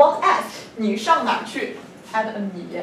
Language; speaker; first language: Chinese; non-native, fluent; English